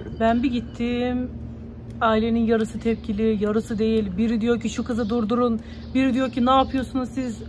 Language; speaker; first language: Turkish; native; Turkish